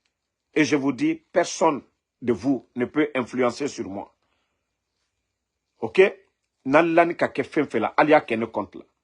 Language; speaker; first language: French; non-native, local second language; Mandingo